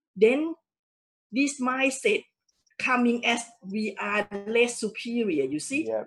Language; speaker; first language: English; non-native, fluent; Thai